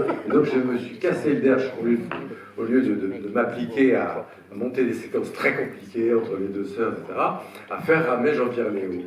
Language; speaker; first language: French; native; French